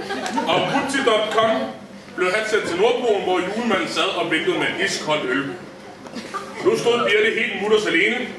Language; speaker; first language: Danish; native; Danish